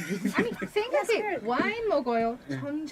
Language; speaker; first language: Korean; non-native, learner; English